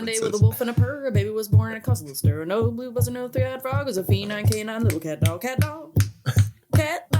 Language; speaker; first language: English; native; English